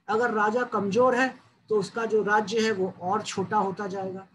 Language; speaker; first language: Hindi; native; Hindi